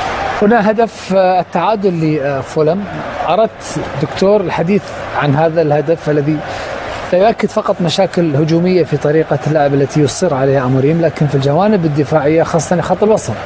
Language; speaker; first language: Arabic; native; Arabic